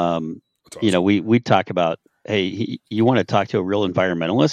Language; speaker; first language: English; native; English